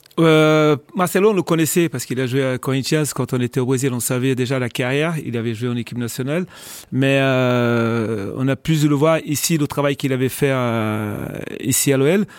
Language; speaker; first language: French; non-native, fluent; Portuguese